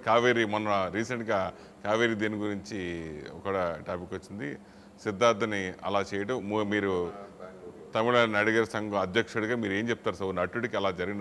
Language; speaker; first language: Telugu; native; Telugu